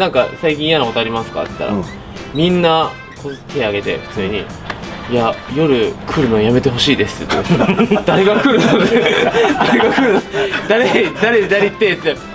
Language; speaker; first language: Japanese; native; Japanese